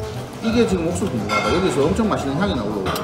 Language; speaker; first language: Korean; native; Korean